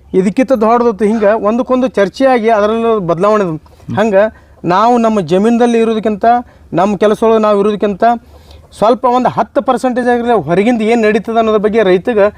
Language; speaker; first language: Kannada; non-native, local second language; Marathi